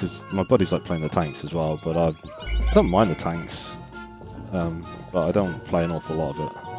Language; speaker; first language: English; native; English